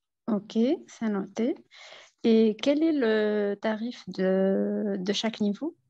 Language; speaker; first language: French; non-native, fluent; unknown